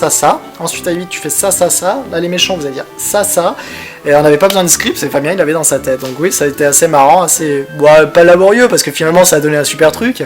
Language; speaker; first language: French; native; French